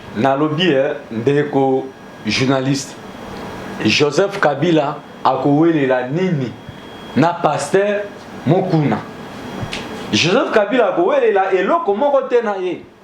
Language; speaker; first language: Lingala; non-native, local second language; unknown